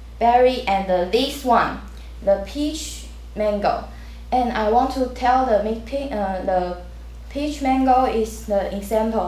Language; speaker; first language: English; non-native, learner; Chinese